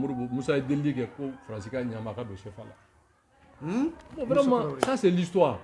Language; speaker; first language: French; non-native, local second language; Bambara